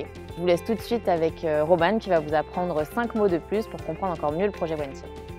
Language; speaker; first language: French; native; French